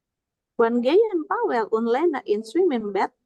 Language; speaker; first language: German; non-native, learner; Indonesian